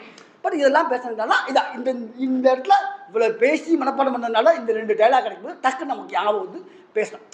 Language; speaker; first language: Tamil; native; Tamil